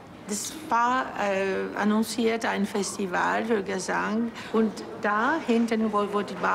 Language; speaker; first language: German; non-native, learner; Greek